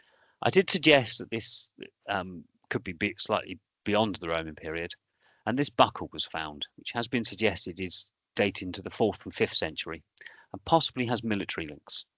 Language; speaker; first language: English; native; English